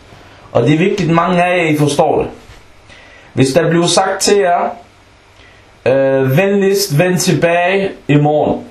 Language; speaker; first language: Danish; non-native, local second language; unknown